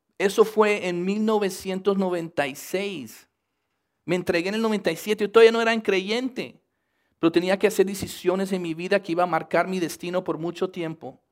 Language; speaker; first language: Spanish; early bilingual, heritage; Spanish